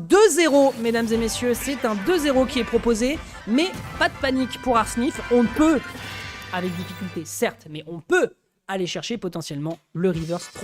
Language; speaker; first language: French; native; French